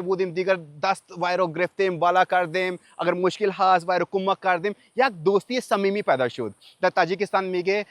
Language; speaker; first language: Persian; non-native, learner; Urdu